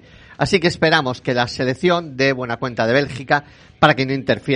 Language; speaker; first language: Spanish; native; Spanish